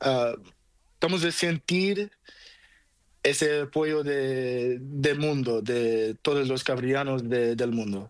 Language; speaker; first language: Spanish; non-native, learner; Portuguese